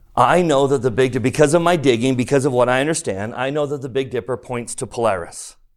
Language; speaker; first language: English; native; English